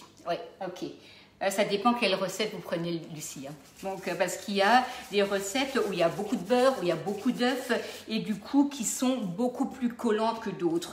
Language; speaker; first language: French; native; French